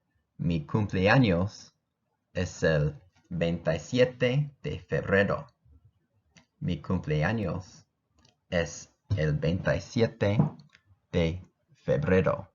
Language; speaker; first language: Spanish; non-native, fluent; English